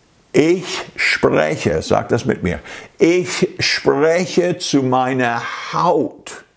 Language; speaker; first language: German; non-native, fluent; English